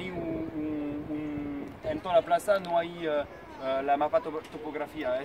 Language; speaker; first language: Spanish; non-native, learner; French